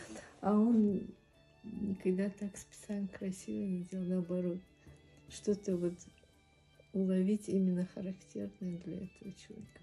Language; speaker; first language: Russian; non-native, local second language; Tajik